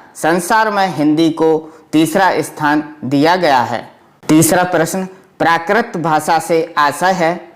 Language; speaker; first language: Hindi; native; Hindi